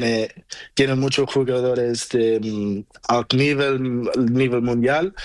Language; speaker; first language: Spanish; non-native, learner; Portuguese